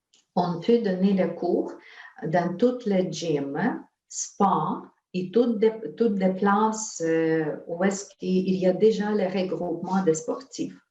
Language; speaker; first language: French; non-native, fluent; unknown